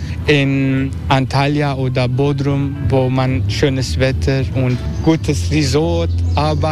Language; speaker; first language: German; non-native, learner; Turkish